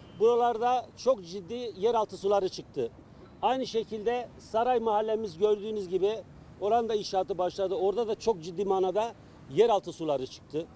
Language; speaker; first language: Turkish; native; Turkish